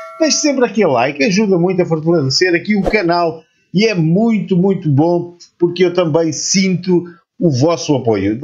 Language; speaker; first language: Portuguese; native; Portuguese